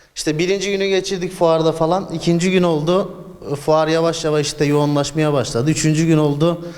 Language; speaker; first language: Turkish; native; Turkish